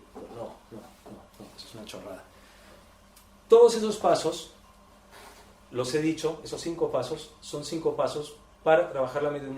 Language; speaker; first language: Spanish; native; Spanish